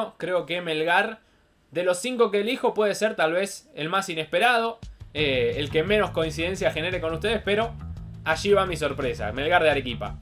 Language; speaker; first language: Spanish; native; Spanish